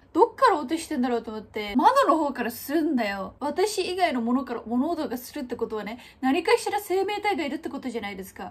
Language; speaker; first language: Japanese; native; Japanese